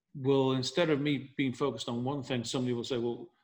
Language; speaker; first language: English; native; English